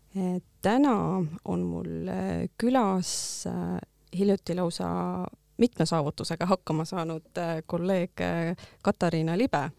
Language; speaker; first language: Estonian; native; Estonian